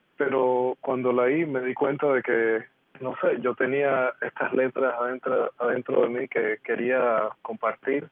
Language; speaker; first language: Spanish; early bilingual, heritage; Spanish